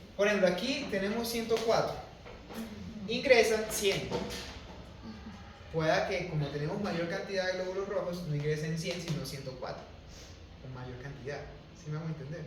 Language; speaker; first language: Spanish; native; Spanish